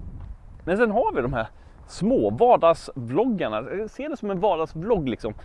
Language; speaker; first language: Swedish; native; Swedish